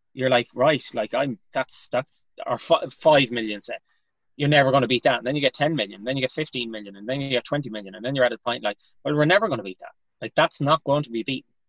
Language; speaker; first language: English; native; English